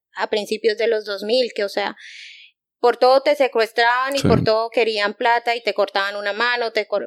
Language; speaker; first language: Spanish; native; Spanish